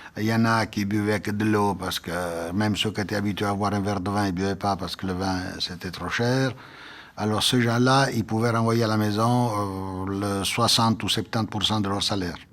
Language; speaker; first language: French; non-native, fluent; Italian